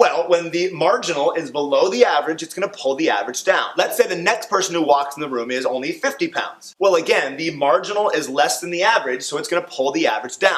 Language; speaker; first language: English; native; English